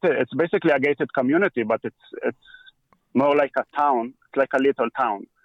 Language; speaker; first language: English; early bilingual, heritage; Hebrew